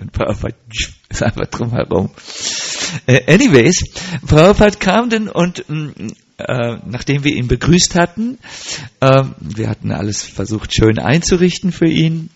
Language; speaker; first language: German; native; German